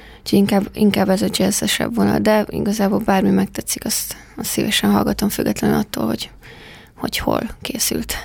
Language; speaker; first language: Hungarian; native; Hungarian